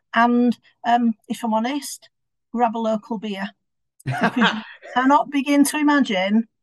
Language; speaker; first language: English; native; English